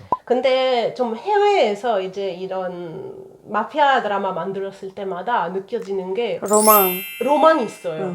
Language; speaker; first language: Korean; non-native, fluent; Italian